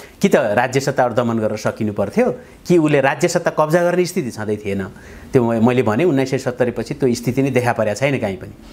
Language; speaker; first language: Nepali; native; Nepali